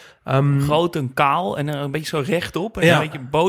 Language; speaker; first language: Dutch; native; Dutch